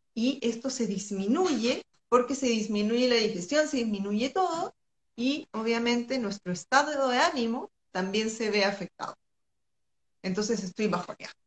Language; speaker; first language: Spanish; native; Spanish